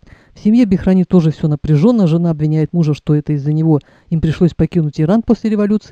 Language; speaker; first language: Russian; native; Russian